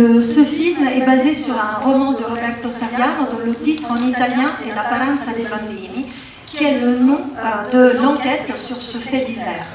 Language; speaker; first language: French; native; French